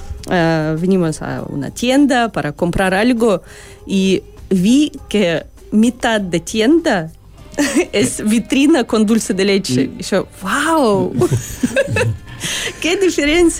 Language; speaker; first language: Spanish; early bilingual, other home language; Russian